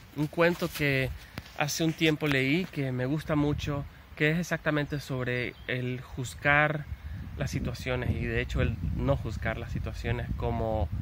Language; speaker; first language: Spanish; native; Spanish